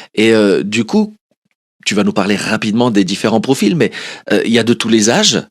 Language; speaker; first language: French; early bilingual, other home language; Portuguese